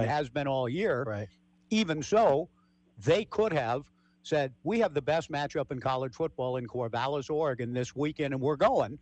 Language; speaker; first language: English; native; English